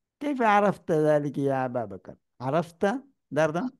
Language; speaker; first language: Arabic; non-native, fluent; Malayalam